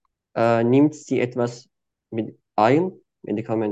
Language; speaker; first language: German; non-native, fluent; Turkish